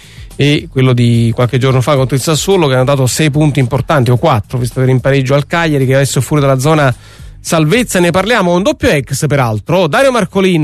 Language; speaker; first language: Italian; native; Italian